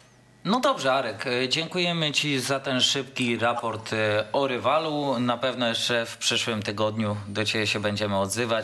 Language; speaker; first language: Polish; native; Polish